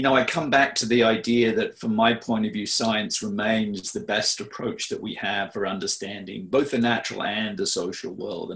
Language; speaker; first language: English; native; English